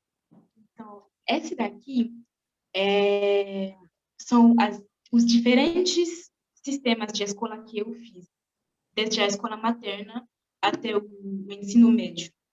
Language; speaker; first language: Portuguese; non-native, fluent; French